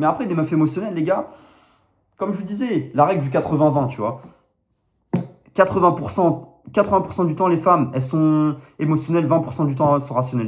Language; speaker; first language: French; native; French